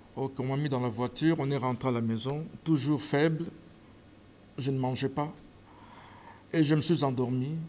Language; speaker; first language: French; non-native, local second language; Lingala